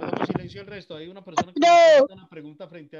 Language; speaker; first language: Spanish; native; Spanish